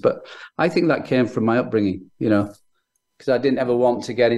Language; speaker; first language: English; native; English